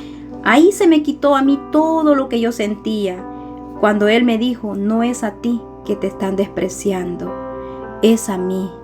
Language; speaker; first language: Spanish; native; Spanish